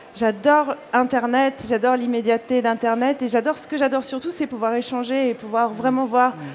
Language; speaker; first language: French; native; French